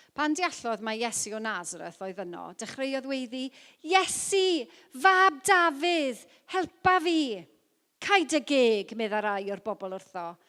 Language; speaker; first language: Welsh; non-native, local second language; English